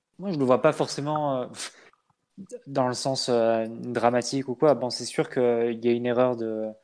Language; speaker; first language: French; native; French